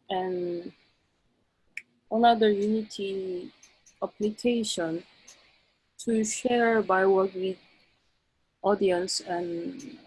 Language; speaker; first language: English; non-native, learner; Korean